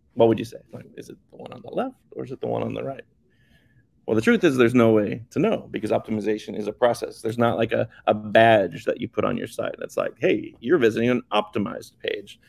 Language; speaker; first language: English; native; English